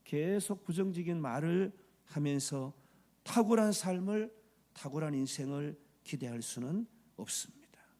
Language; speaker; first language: Korean; native; Korean